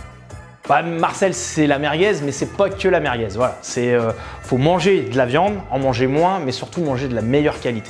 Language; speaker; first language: French; native; French